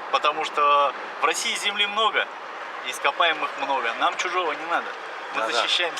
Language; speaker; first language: Russian; native; Russian